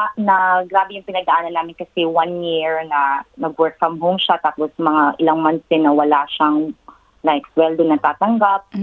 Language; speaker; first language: Filipino; non-native, local second language; Cebuano